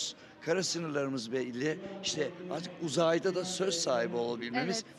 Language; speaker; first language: Turkish; native; Turkish